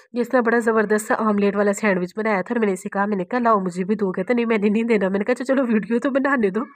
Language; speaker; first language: Urdu; non-native, local second language; Punjabi